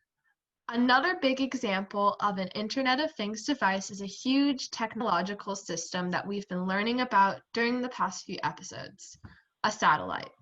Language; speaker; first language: English; native; English